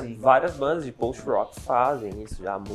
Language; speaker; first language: Portuguese; native; Portuguese